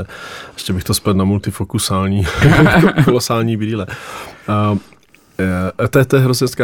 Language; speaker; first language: Czech; native; Czech